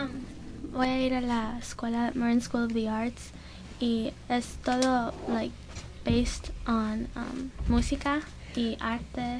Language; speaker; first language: Spanish; early bilingual, heritage; Spanish